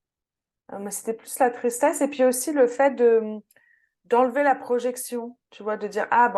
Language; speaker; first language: French; native; French